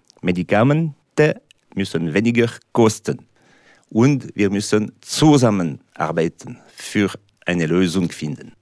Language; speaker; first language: German; non-native, local second language; French